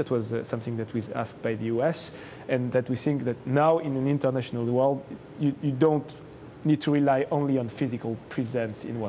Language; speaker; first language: English; non-native, fluent; French